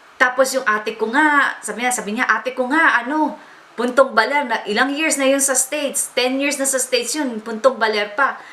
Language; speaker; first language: Filipino; native; Filipino